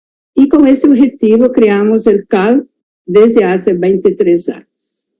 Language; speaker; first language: Spanish; non-native, fluent; Portuguese